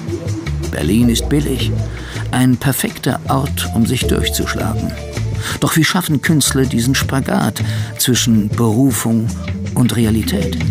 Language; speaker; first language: German; native; German